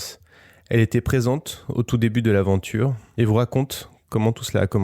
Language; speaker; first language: French; native; French